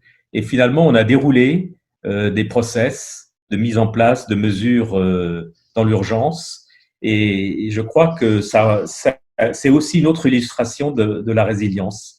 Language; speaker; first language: French; native; French